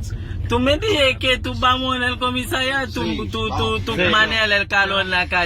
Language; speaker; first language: Spanish; non-native, learner; Haitian Creole